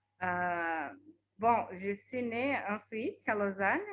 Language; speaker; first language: French; non-native, fluent; Portuguese